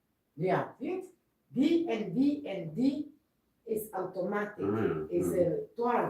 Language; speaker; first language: Dutch; non-native, learner; Kikuyu